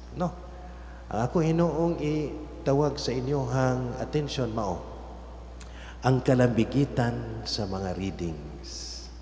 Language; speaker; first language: Cebuano; native; Cebuano